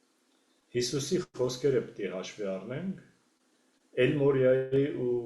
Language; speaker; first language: Armenian; native; Armenian